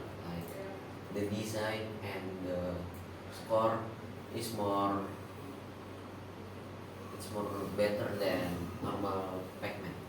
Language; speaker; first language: English; non-native, learner; Indonesian